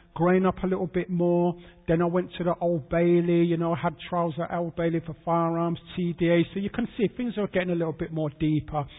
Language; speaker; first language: English; native; English